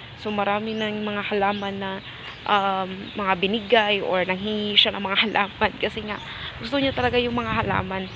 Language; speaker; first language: Filipino; non-native, local second language; Cebuano